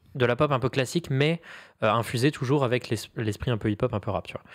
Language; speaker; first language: French; native; French